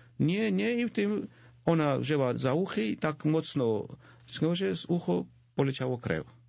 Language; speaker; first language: Polish; non-native, fluent; Georgian